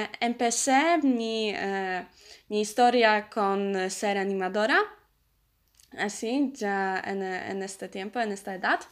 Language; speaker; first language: Spanish; non-native, learner; Polish